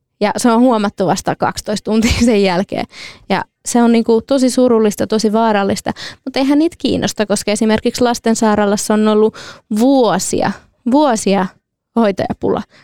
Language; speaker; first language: Finnish; early bilingual, other home language; Kurdish